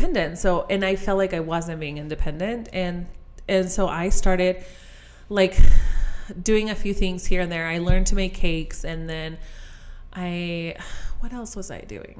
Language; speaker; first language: English; non-native, fluent; Spanish